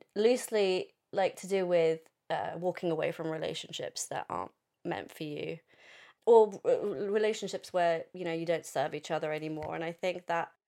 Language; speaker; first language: English; early bilingual, other home language; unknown